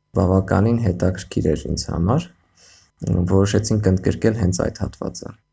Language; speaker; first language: Armenian; native; Armenian